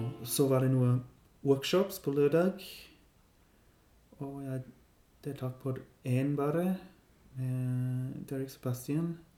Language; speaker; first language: Norwegian; non-native, learner; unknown